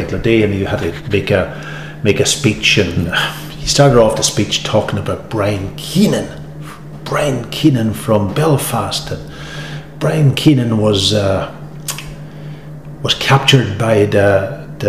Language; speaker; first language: English; native; English